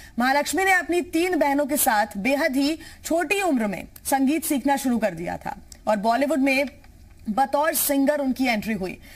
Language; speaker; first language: Hindi; native; Hindi